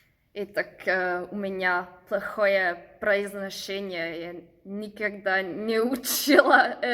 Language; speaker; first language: Russian; non-native, learner; German